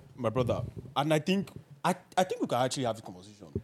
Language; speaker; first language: English; non-native, local second language; Yoruba